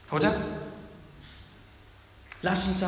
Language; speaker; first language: German; non-native, fluent; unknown